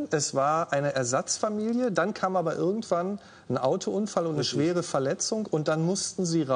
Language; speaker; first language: German; native; German